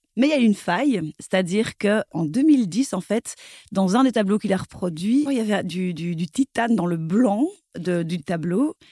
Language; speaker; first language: French; native; French